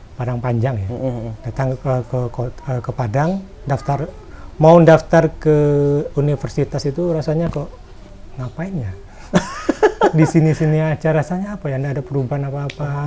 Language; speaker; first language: Indonesian; native; Indonesian